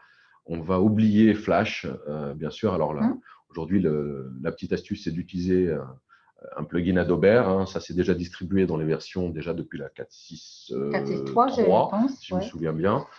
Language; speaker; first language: French; native; French